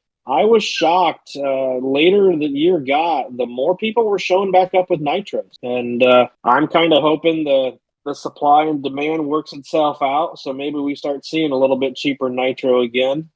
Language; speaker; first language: English; native; English